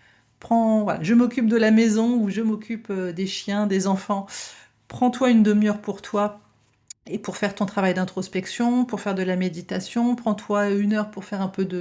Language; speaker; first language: French; native; French